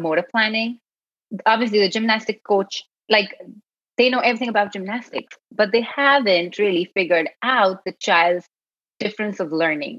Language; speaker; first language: English; non-native, local second language; Gujarati